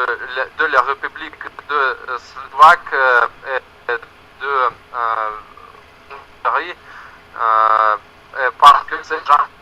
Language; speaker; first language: French; non-native, learner; Russian